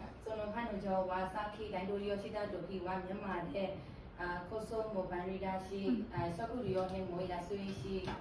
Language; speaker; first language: Japanese; non-native, learner; Burmese